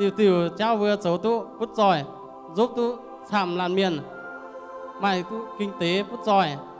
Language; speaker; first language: Vietnamese; non-native, local second language; Iu Mien